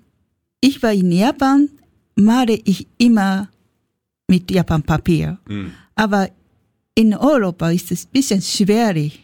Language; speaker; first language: German; non-native, learner; Japanese